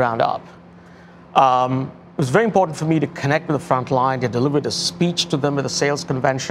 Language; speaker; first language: English; non-native, local second language; Tamil